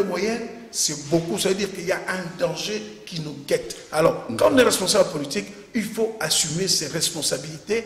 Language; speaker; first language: French; non-native, local second language; Lingala